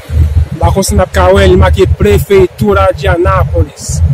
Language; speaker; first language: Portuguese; non-native, learner; Haitian Creole